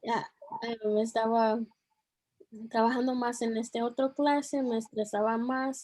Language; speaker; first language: Spanish; early bilingual, heritage; Spanish